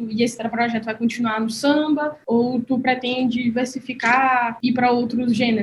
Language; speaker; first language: Portuguese; native; Portuguese